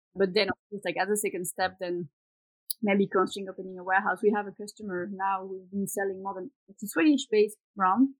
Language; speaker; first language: English; non-native, fluent; Swedish